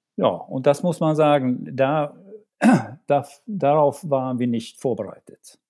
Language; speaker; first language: German; non-native, fluent; Swedish